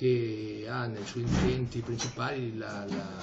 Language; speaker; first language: Italian; native; Italian